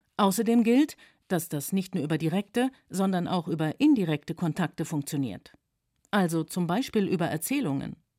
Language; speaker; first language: German; native; German